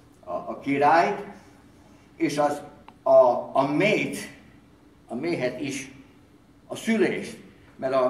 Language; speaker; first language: Hungarian; early bilingual, heritage; Hungarian